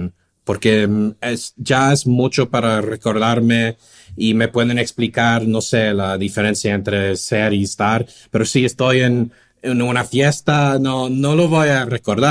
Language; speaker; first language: Spanish; non-native, fluent; English